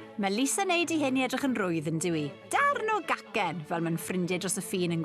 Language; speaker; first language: Welsh; native; Welsh